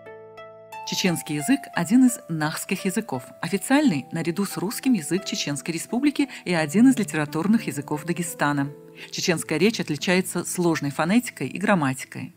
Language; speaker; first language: Russian; non-native, local second language; Chechen